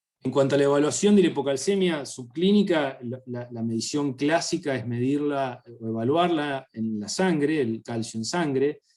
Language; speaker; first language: Spanish; native; Spanish